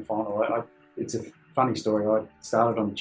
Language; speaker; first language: English; native; English